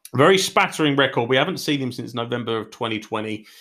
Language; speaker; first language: English; native; English